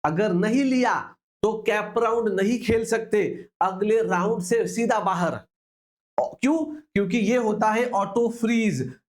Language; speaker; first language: Hindi; non-native, local second language; Marathi